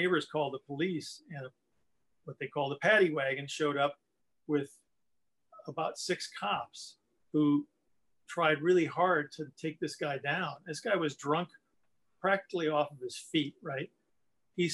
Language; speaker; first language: English; native; English